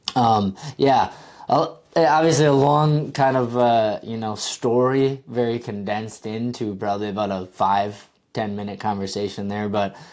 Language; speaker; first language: English; native; English